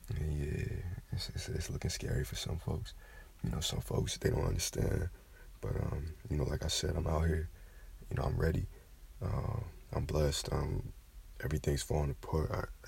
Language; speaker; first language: English; native; English